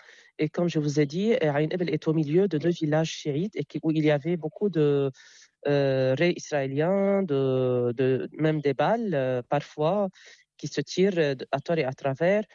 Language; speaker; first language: French; non-native, local second language; Arabic